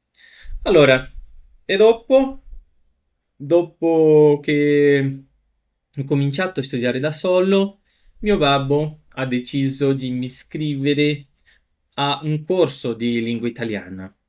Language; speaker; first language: Italian; non-native, fluent; Portuguese